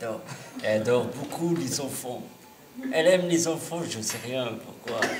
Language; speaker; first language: French; non-native, learner; Arabic